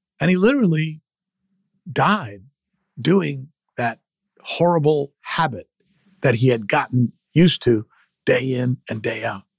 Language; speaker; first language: English; early bilingual, other home language; Spanish